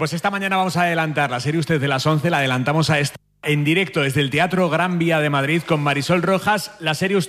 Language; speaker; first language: Spanish; native; Spanish